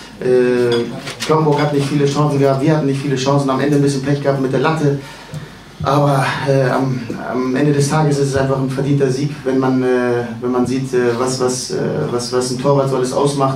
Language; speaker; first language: German; native; German